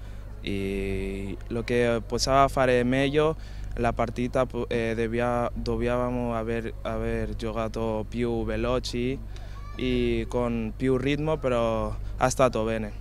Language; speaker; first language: Italian; non-native, fluent; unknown